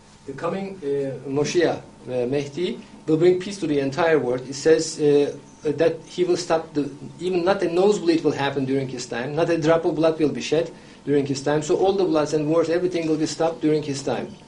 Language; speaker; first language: English; non-native, fluent; Turkish